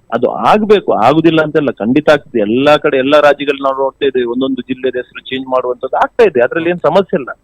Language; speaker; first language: Kannada; non-native, local second language; Tulu